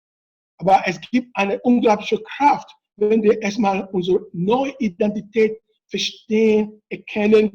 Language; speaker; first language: German; non-native, fluent; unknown